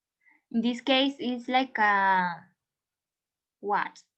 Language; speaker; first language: English; non-native, learner; Spanish